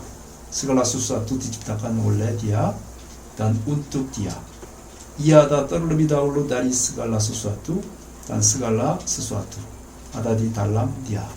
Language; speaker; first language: Indonesian; non-native, fluent; Korean